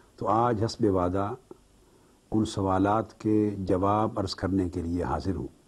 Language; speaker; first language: Urdu; native; Urdu